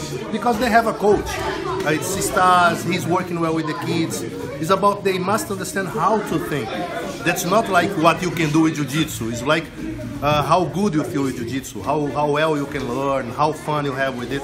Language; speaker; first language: English; non-native, fluent; Portuguese